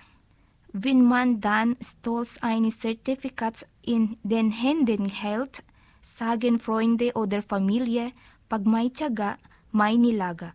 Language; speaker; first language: German; non-native, learner; Filipino